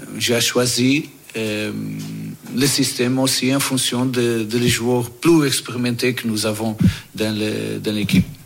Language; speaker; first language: French; non-native, learner; Portuguese